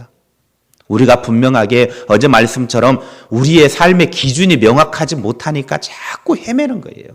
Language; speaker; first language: Korean; native; Korean